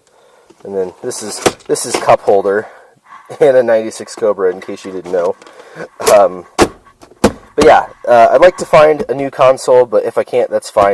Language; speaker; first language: English; native; English